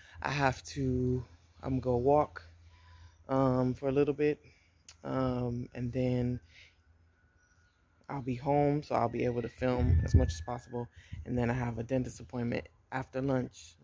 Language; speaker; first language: English; native; English